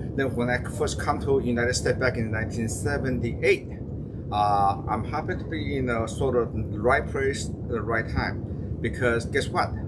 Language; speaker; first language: English; non-native, fluent; Chinese